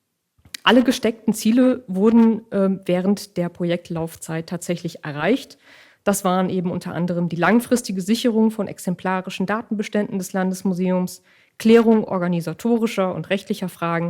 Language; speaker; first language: German; native; German